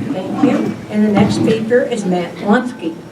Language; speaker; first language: English; native; English